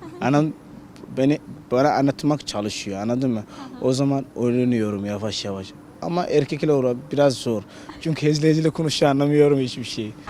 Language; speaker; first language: Turkish; non-native, learner; Somali